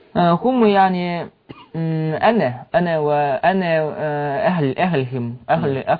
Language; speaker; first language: Arabic; non-native, learner; Chinese